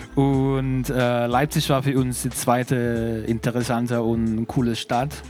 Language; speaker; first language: German; non-native, fluent; Spanish